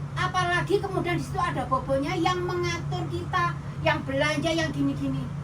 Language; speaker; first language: Indonesian; non-native, local second language; Javanese